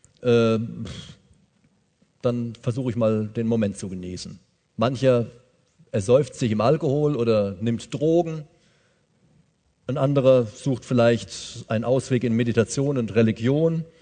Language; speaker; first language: German; native; German